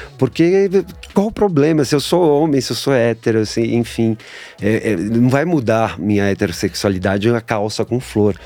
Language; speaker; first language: Portuguese; native; Portuguese